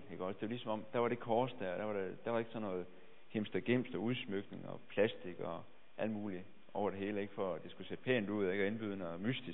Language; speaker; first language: Danish; native; Danish